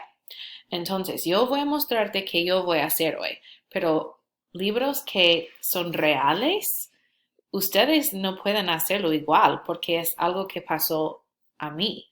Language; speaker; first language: Spanish; non-native, fluent; English